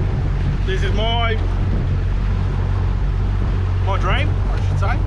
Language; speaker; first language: English; native; English